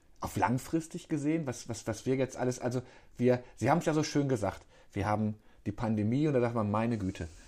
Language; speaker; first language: German; native; German